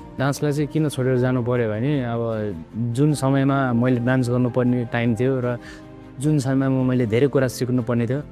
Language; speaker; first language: Nepali; non-native, local second language; Eastern Tamang